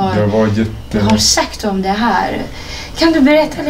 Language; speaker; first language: Swedish; non-native, fluent; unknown